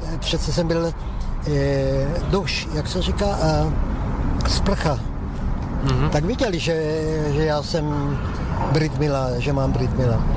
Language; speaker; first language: Czech; early bilingual, heritage; Czech